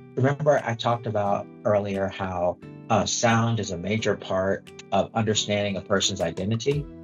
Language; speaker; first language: English; native; English